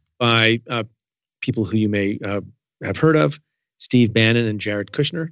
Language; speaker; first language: English; early bilingual, other home language; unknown